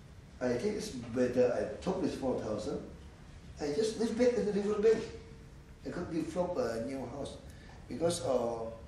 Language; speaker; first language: English; non-native, learner; Indonesian